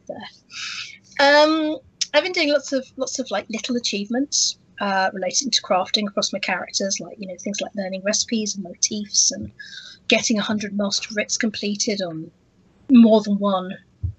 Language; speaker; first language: English; native; English